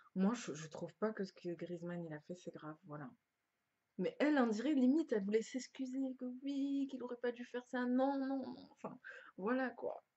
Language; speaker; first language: French; early bilingual, other home language; Lingala